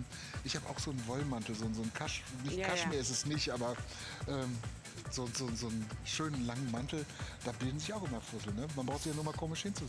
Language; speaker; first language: German; native; German